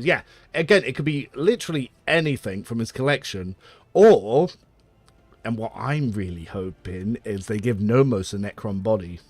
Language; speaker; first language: English; native; English